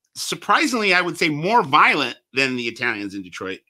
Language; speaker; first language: English; native; English